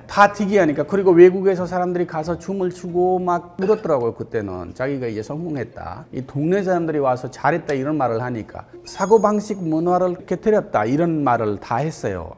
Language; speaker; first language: Korean; non-native, fluent; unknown